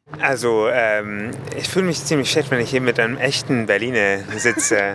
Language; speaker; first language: German; non-native, fluent; English